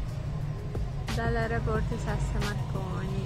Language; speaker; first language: Italian; non-native, learner; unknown